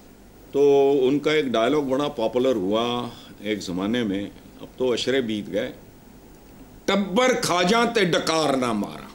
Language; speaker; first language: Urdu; non-native, local second language; Punjabi